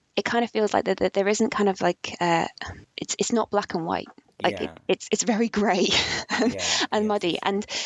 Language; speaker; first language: English; native; English